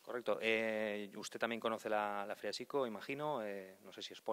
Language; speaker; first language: Spanish; native; Spanish